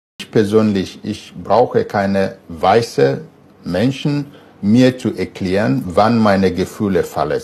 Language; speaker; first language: German; non-native, fluent; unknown